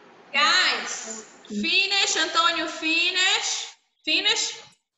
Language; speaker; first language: English; non-native, fluent; Portuguese